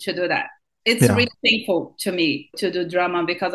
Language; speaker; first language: English; non-native, fluent; Portuguese